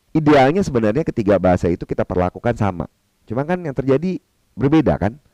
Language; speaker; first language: Indonesian; non-native, local second language; Minangkabau